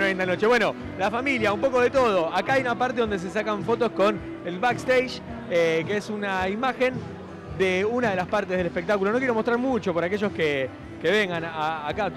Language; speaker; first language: Spanish; native; Spanish